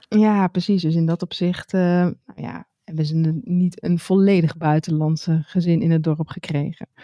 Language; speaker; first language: Dutch; native; Dutch